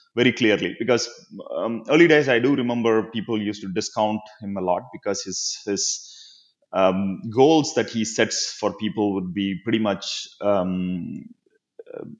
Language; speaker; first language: English; non-native, local second language; Tamil